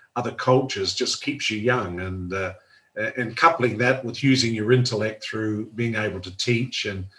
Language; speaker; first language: English; native; English